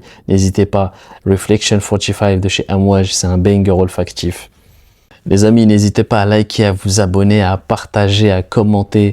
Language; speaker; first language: French; native; French